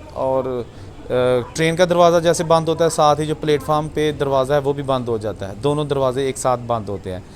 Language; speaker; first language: Urdu; non-native, local second language; Punjabi